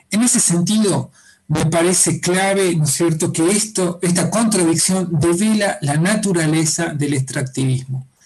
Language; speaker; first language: Spanish; native; Spanish